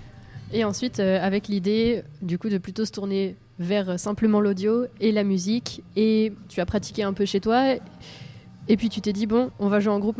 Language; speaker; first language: French; native; French